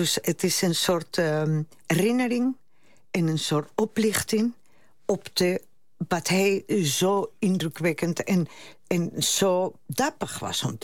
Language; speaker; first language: Dutch; non-native, fluent; Spanish